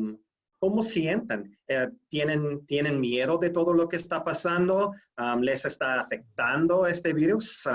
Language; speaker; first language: Spanish; non-native, fluent; English